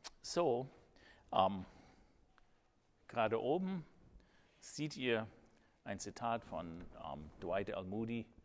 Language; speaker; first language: German; non-native, fluent; English